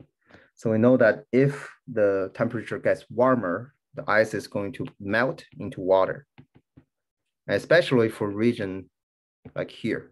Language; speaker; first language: English; non-native, fluent; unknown